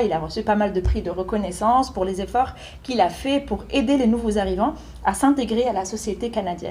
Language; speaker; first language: French; native; French